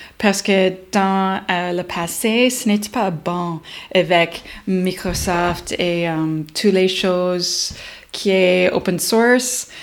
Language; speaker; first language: French; non-native, learner; English